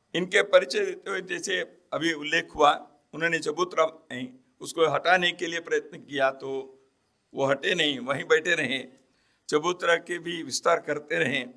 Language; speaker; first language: Hindi; non-native, local second language; Kannada